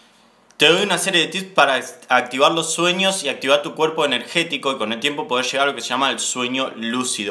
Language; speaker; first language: Spanish; native; Spanish